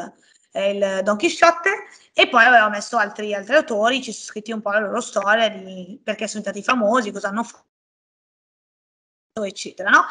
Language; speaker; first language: Italian; native; Italian